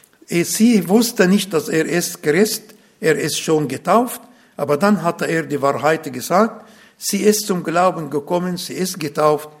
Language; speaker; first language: German; non-native, learner; Arabic